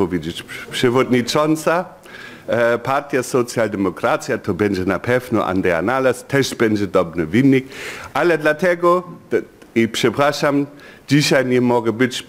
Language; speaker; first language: Polish; non-native, fluent; German